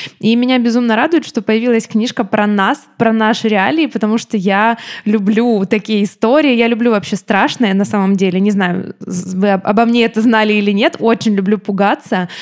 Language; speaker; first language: Russian; native; Russian